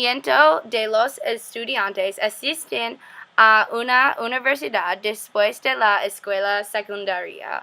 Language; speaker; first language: Spanish; non-native, learner; English